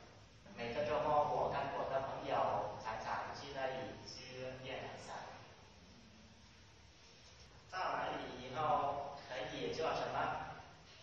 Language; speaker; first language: Chinese; non-native, learner; Vietnamese